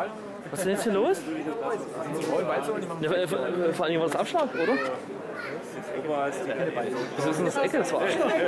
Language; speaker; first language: German; native; German